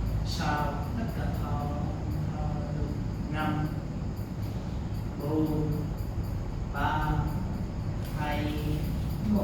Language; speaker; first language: Vietnamese; non-native, learner; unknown